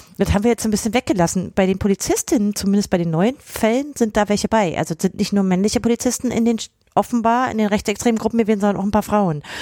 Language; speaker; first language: German; native; German